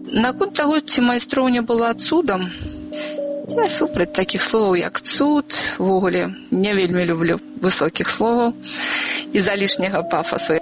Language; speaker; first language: Belarusian; non-native, local second language; Russian